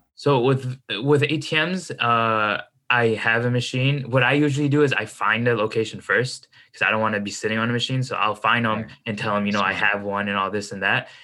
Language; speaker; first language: English; native; English